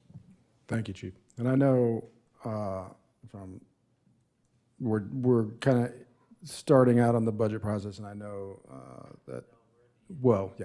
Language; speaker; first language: English; native; English